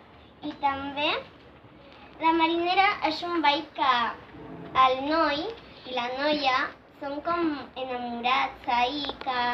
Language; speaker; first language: Catalan; early bilingual, other home language; Spanish